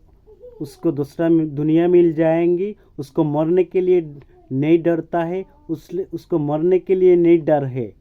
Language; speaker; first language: Hindi; non-native, learner; Bangla